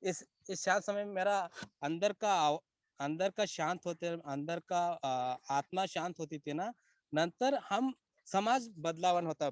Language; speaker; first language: Hindi; non-native, local second language; Kannada